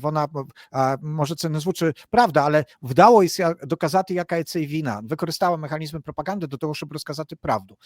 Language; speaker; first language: Polish; non-native, learner; Ukrainian